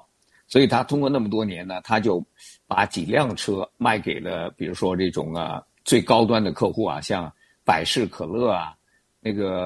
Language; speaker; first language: Chinese; native; Chinese